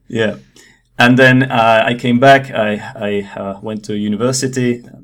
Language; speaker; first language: English; non-native, fluent; Czech